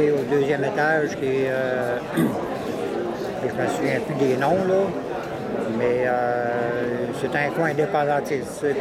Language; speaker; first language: French; native; French